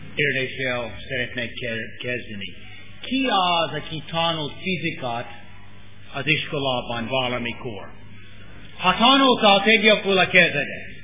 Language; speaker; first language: Hungarian; non-native, learner; English